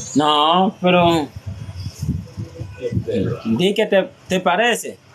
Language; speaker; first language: Spanish; non-native, learner; Haitian Creole